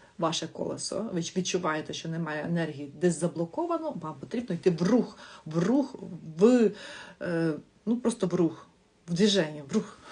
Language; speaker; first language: Ukrainian; non-native, local second language; Russian